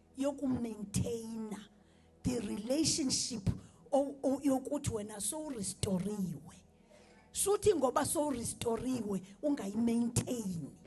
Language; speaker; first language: Zulu; non-native, local second language; Xhosa